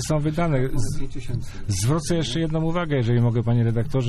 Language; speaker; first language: Polish; native; Polish